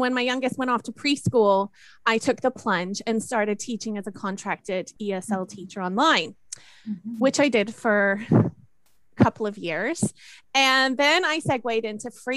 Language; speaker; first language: English; native; English